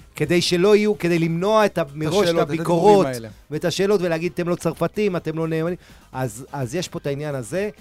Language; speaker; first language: Hebrew; early bilingual, other home language; Spanish